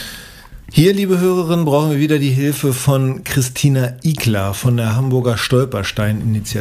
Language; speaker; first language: German; native; German